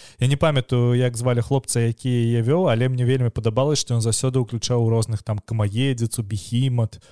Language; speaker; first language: Belarusian; non-native, local second language; Russian